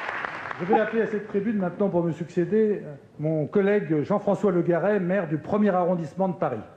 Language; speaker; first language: French; native; French